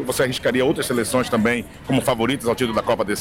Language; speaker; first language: Portuguese; native; Portuguese